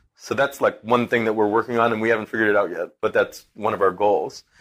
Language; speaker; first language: English; native; English